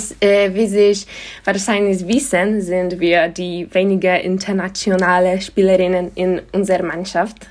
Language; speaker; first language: German; non-native, fluent; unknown